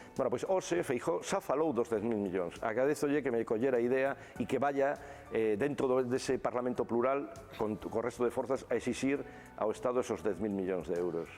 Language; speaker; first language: Galician; non-native, local second language; Spanish